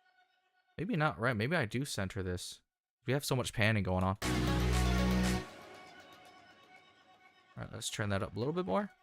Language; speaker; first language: English; native; English